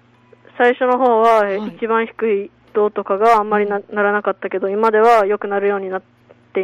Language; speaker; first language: Japanese; native; Japanese